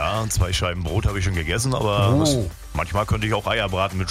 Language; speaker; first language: German; native; German